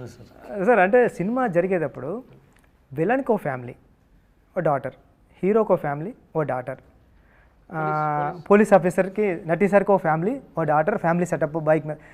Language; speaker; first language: Telugu; native; Telugu